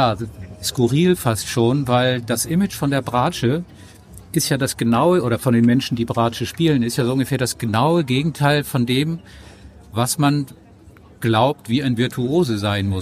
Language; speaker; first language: German; native; German